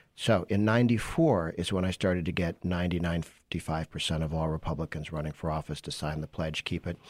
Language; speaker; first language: English; native; English